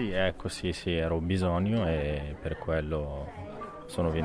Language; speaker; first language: Italian; non-native, learner; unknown